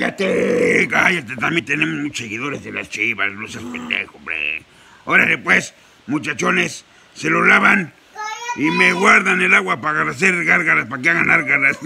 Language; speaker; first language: Spanish; native; Spanish